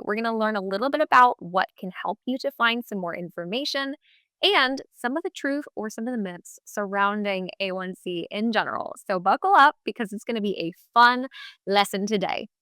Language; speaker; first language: English; native; English